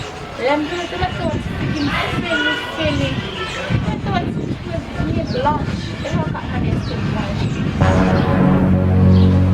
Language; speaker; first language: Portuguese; non-native, learner; Haitian Creole